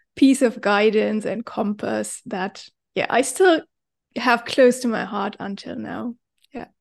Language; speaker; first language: English; non-native, fluent; German